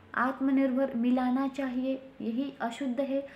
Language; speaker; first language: Hindi; non-native, local second language; Marathi